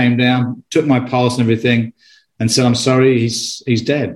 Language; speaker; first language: English; native; English